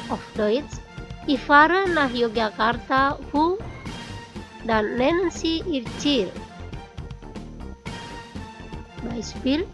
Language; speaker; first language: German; non-native, fluent; Indonesian